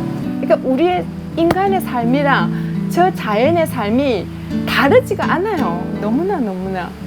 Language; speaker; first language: Korean; native; Korean